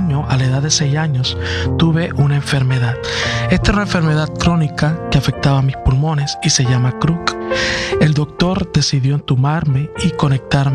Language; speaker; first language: Spanish; native; Spanish